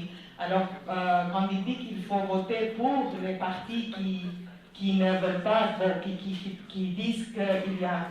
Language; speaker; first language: French; non-native, fluent; Spanish